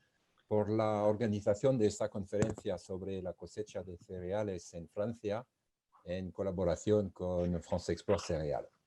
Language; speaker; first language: Spanish; non-native, fluent; French